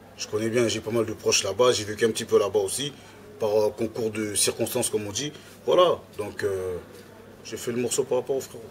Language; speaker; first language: French; early bilingual, other home language; Lingala